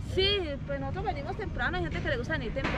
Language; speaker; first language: Spanish; native; Spanish